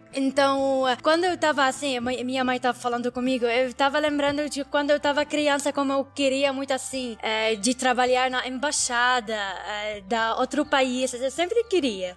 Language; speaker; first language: Portuguese; non-native, learner; Arabic